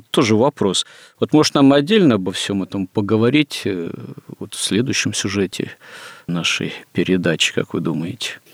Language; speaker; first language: Russian; native; Russian